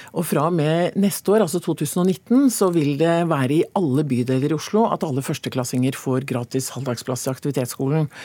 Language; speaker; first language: Norwegian; native; Norwegian